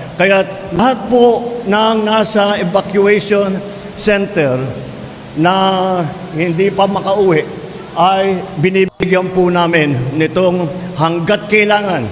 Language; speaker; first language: Filipino; native; Filipino